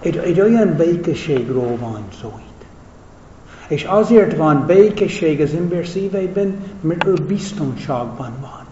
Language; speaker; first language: Hungarian; non-native, fluent; English